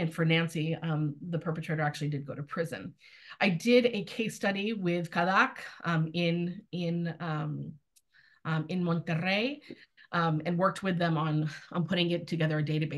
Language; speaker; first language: English; native; English